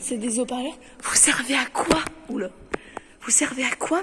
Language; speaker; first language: French; native; French